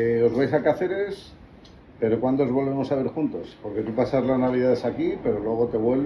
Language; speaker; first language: Spanish; native; Spanish